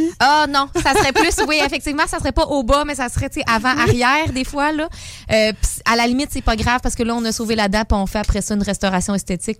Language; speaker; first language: French; native; French